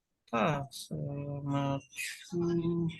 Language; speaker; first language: Chinese; non-native, learner; Indonesian